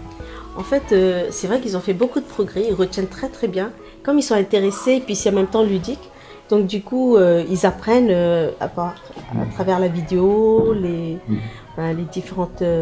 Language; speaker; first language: French; non-native, fluent; Chinese